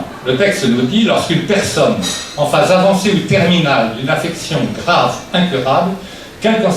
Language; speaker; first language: French; native; French